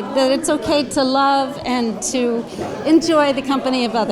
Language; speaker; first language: English; native; English